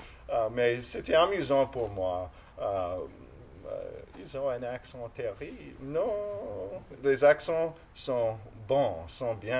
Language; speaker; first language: French; non-native, local second language; English